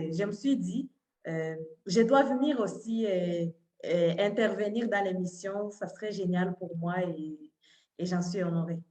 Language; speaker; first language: French; non-native, local second language; Swahili